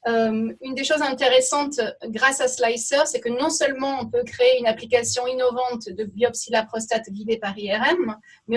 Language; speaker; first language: French; native; French